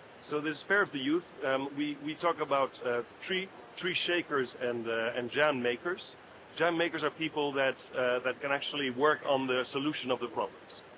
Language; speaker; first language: English; non-native, fluent; Dutch